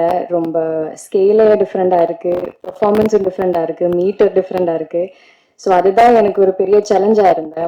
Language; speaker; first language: Tamil; non-native, learner; Malayalam